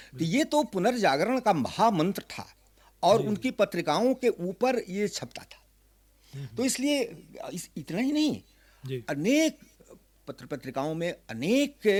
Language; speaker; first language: Hindi; native; Hindi